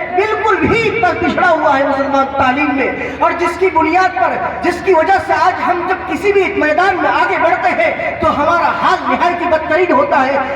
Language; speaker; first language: Urdu; non-native, local second language; Bangla